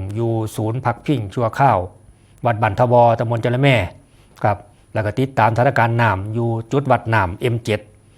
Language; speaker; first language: Thai; non-native, local second language; Northeastern Thai